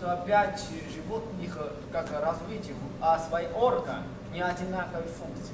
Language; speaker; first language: Russian; non-native, learner; Chinese